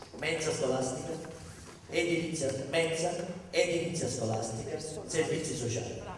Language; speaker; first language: Italian; native; Italian